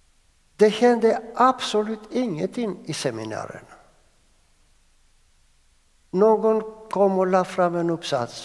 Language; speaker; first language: Swedish; non-native, fluent; Greek